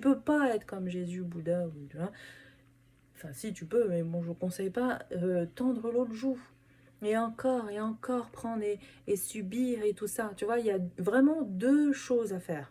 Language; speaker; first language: French; native; French